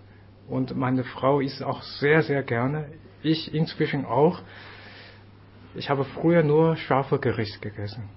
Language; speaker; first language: German; non-native, fluent; Chinese